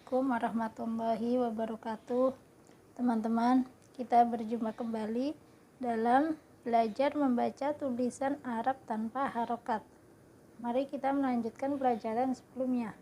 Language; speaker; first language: Indonesian; native; Indonesian